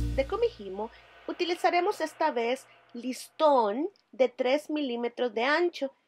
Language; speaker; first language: Spanish; native; Spanish